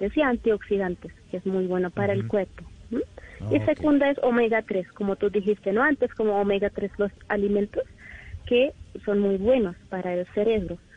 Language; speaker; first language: Spanish; non-native, learner; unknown